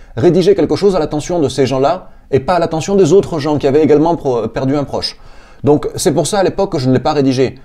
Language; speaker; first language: French; native; French